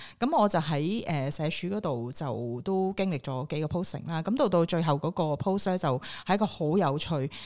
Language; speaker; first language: Cantonese; native; Cantonese